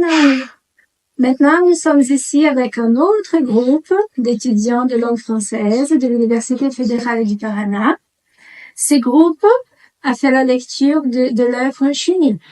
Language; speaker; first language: French; non-native, fluent; Portuguese